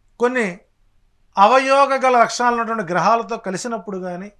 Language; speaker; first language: Telugu; native; Telugu